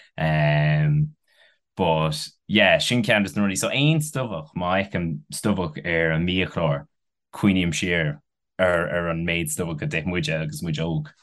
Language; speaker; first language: Irish; non-native, local second language; English